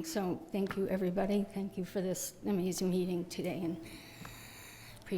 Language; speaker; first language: English; native; English